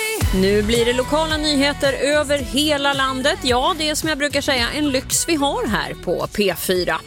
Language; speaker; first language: Swedish; native; Swedish